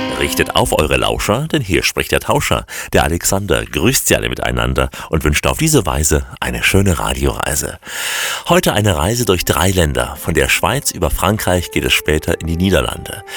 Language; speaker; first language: German; native; German